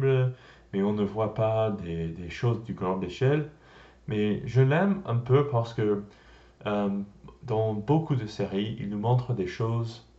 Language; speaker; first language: French; non-native, learner; English